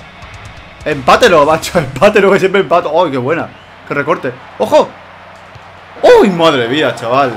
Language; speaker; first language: Spanish; native; Spanish